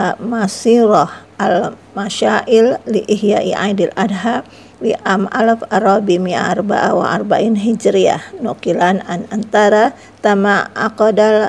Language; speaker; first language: Arabic; non-native, fluent; Indonesian